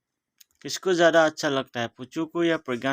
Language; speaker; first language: Hindi; non-native, local second language; Assamese